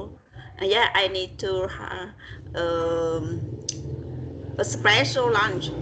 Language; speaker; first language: English; non-native, learner; Vietnamese